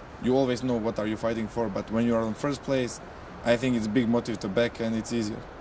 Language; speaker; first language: English; non-native, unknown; Croatian